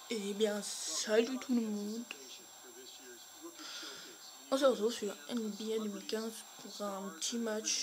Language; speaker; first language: French; native; French